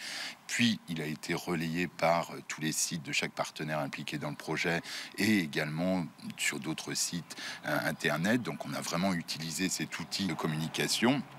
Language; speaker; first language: French; native; French